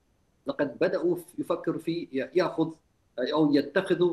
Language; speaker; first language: Arabic; non-native, fluent; Chinese